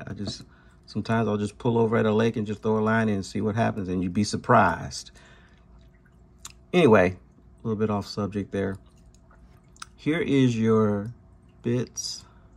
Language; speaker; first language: English; native; English